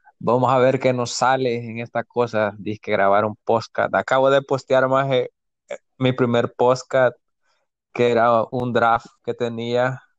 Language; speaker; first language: Spanish; native; Spanish